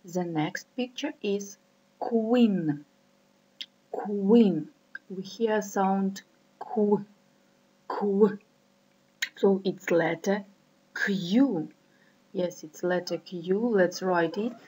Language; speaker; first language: English; non-native, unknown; Ukrainian